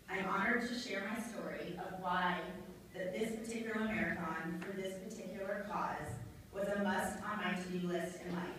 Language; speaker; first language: English; native; English